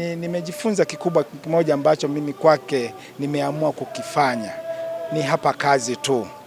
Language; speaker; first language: Swahili; native; Swahili